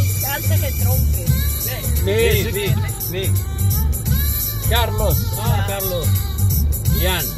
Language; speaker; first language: Dutch; non-native, learner; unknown